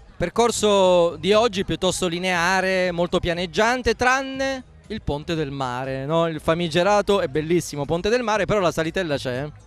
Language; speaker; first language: Italian; native; Italian